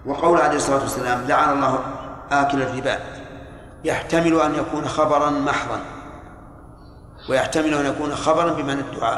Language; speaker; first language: Arabic; native; Arabic